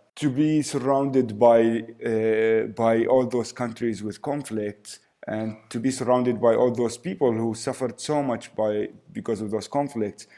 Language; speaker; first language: English; early bilingual, other home language; Arabic